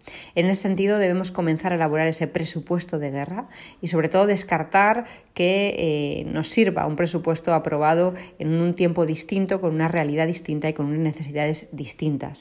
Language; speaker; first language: Spanish; native; Spanish